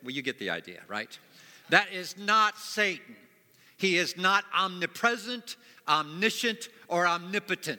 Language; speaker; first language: English; native; English